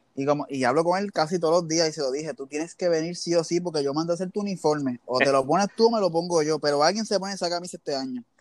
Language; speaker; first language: Spanish; native; Spanish